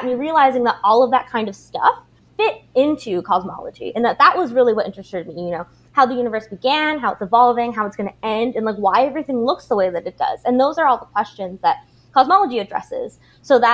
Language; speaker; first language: English; native; English